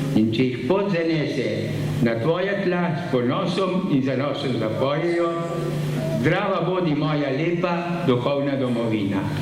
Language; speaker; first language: Slovenian; early bilingual, heritage; Slovenian